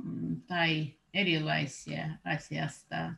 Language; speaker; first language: Finnish; non-native, learner; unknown